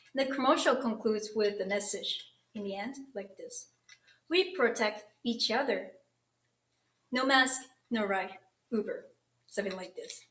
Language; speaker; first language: English; non-native, fluent; Japanese